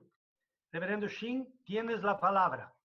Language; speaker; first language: Spanish; non-native, fluent; Portuguese